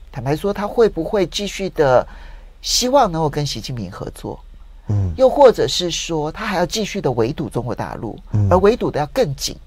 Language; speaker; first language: Chinese; native; Chinese